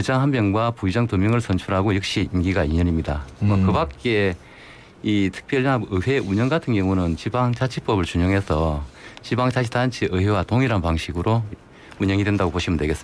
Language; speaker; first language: Korean; native; Korean